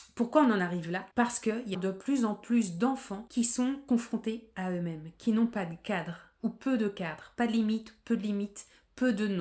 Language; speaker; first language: French; native; French